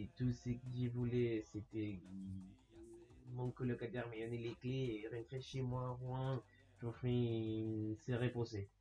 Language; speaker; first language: French; non-native, learner; Spanish